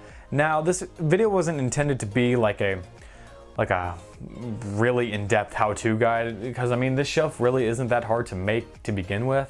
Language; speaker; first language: English; native; English